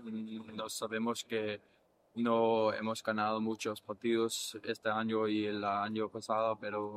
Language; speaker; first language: Spanish; non-native, fluent; English